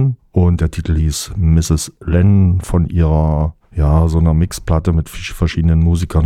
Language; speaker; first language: German; native; German